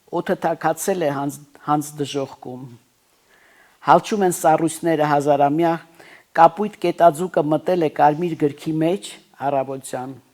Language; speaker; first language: Armenian; native; Armenian